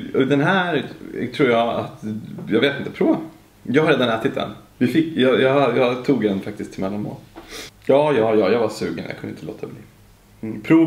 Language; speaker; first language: Swedish; native; Swedish